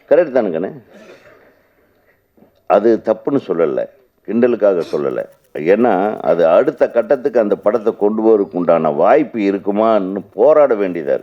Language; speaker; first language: Tamil; native; Tamil